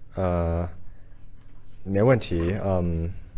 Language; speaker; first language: Chinese; non-native, fluent; Thai